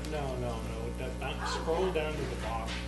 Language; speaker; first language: English; native; English